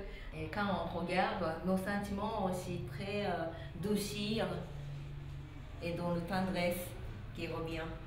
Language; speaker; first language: French; non-native, learner; Japanese